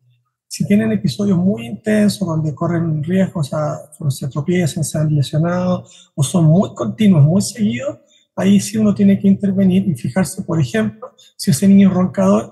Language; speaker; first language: Spanish; native; Spanish